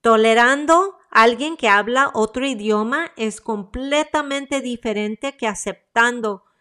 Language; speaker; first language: Spanish; native; Spanish